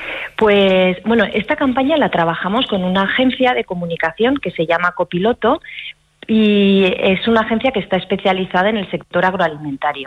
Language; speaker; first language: Spanish; native; Spanish